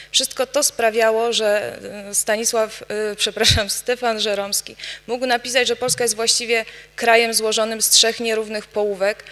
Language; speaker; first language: Polish; native; Polish